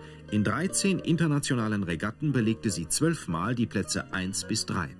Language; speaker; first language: German; native; German